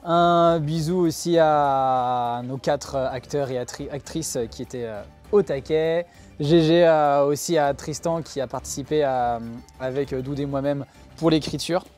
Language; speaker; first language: French; native; French